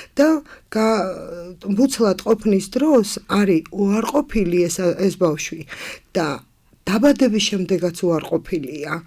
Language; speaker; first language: Georgian; native; Georgian